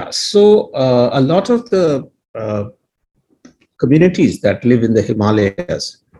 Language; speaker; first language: English; non-native, local second language; Hindi